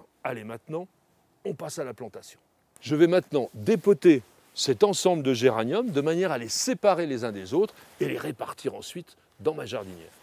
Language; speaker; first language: French; native; French